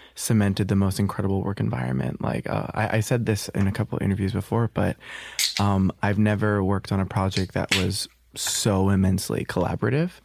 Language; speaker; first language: English; native; English